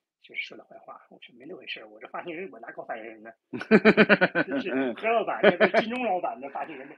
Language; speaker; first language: Chinese; native; Chinese